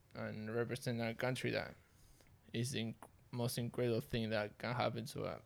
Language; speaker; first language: English; non-native, fluent; Spanish